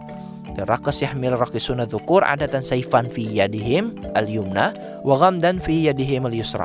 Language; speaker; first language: Arabic; non-native, fluent; Indonesian